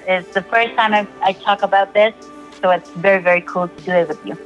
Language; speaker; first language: English; non-native, fluent; Spanish